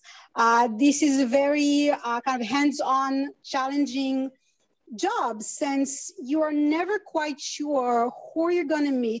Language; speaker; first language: English; non-native, fluent; Hebrew